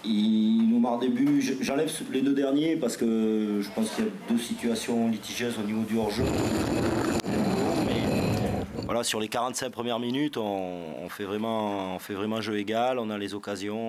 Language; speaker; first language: French; native; French